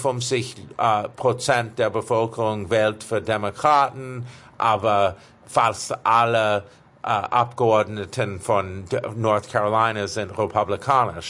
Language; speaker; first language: German; non-native, fluent; English